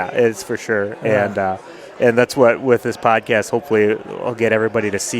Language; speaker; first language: English; native; English